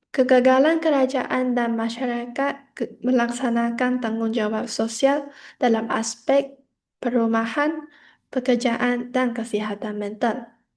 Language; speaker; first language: Malay; non-native, local second language; Chinese